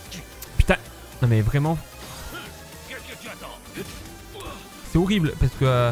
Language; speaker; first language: French; native; French